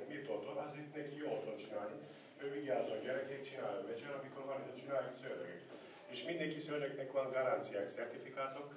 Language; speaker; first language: Hungarian; non-native, learner; Turkish